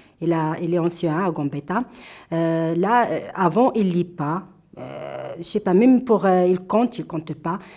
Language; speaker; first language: French; non-native, local second language; Arabic